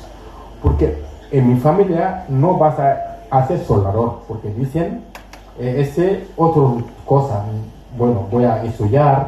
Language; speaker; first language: Spanish; non-native, learner; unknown